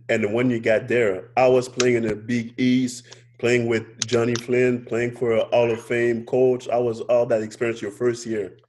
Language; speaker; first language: English; non-native, fluent; French